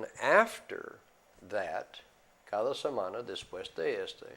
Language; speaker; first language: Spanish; non-native, fluent; English